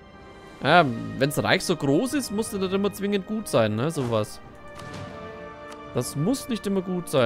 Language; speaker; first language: German; native; German